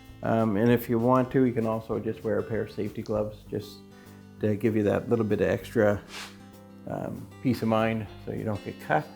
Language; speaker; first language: English; native; English